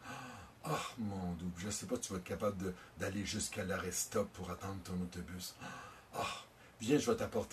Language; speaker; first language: French; native; French